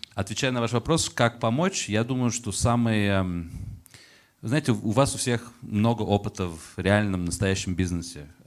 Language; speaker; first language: Russian; early bilingual, heritage; Russian